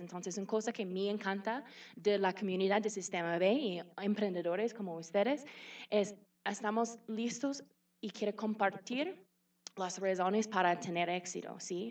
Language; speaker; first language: Spanish; non-native, fluent; English